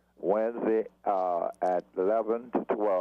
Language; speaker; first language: English; native; English